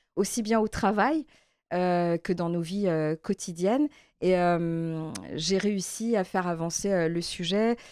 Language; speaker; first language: French; native; French